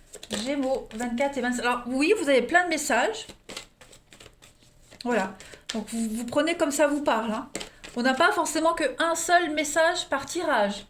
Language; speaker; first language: French; native; French